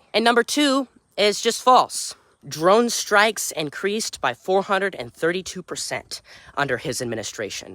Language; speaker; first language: English; native; English